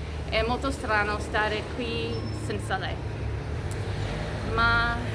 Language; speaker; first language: Italian; non-native, fluent; English